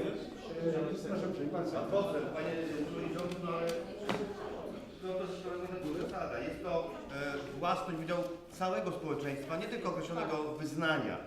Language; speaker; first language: Polish; native; Polish